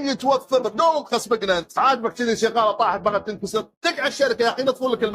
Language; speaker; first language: Arabic; native; Arabic